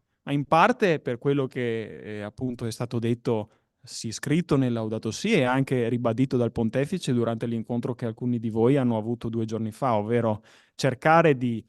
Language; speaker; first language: Italian; native; Italian